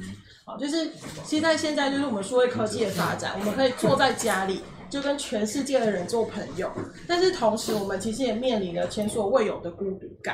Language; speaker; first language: Chinese; native; Chinese